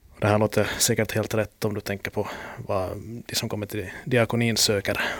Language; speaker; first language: Swedish; native; Swedish